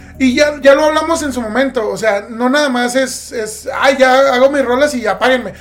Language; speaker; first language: Spanish; native; Spanish